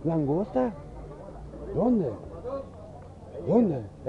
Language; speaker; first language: Spanish; non-native, fluent; English